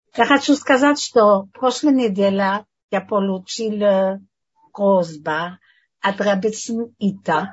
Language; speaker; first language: Russian; non-native, fluent; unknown